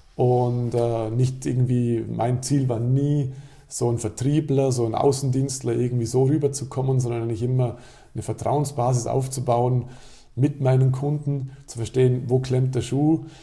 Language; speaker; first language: German; native; German